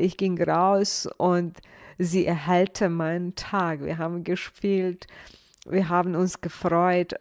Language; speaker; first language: German; non-native, fluent; Bosnian